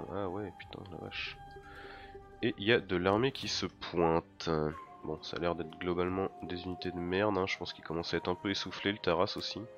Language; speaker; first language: French; native; French